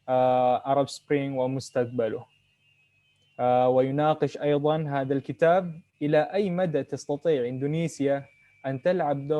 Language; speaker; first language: Arabic; non-native, fluent; Indonesian